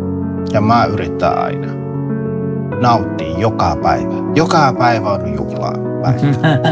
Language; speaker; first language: Finnish; non-native, fluent; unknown